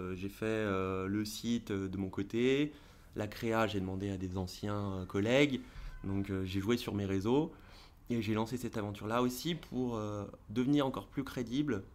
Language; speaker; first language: French; native; French